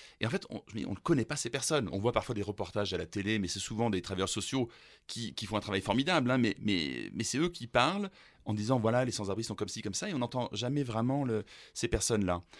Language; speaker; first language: French; early bilingual, other home language; German